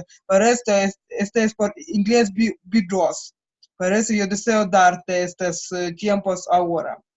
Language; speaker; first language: Spanish; non-native, learner; Russian